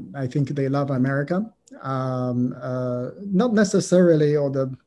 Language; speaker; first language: English; non-native, fluent; Chinese